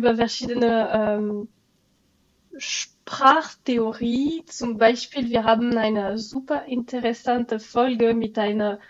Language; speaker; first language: German; non-native, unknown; French